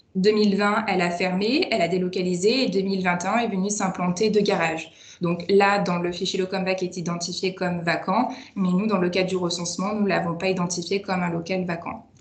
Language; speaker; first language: French; native; French